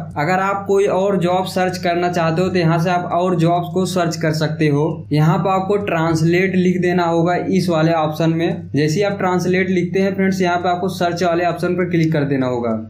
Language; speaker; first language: Hindi; native; Hindi